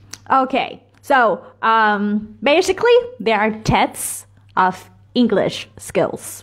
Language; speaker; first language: English; non-native, fluent; Thai